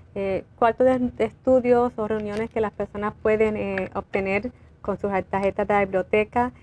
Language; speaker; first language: Spanish; native; Spanish